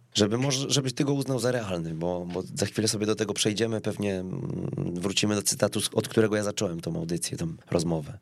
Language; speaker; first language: Polish; native; Polish